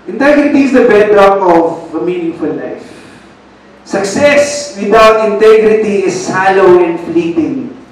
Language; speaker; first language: English; non-native, local second language; Filipino